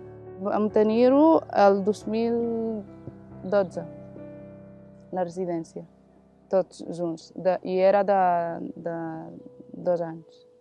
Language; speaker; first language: Catalan; early bilingual, other home language; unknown